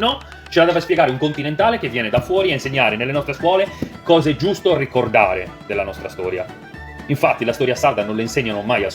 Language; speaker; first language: Italian; native; Italian